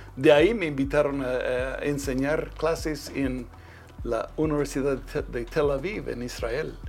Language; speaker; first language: Spanish; non-native, fluent; English